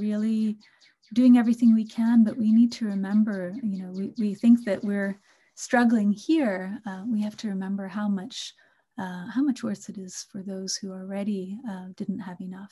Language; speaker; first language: English; non-native, local second language; Bangla